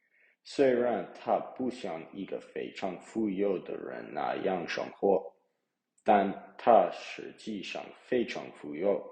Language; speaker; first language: Chinese; non-native, learner; English